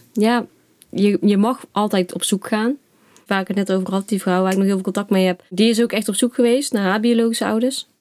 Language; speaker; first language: Dutch; native; Dutch